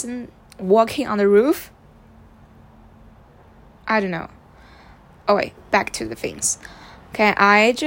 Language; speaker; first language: English; non-native, fluent; Chinese